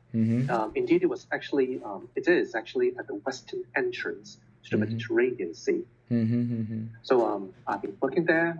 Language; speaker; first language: English; non-native, local second language; Cantonese